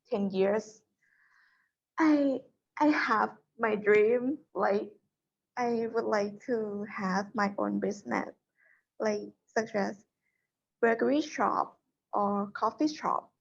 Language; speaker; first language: English; non-native, learner; Thai